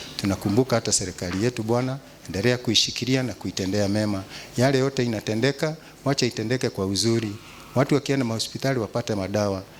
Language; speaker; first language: Swahili; non-native, local second language; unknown